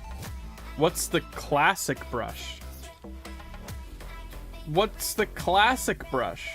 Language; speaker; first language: English; native; English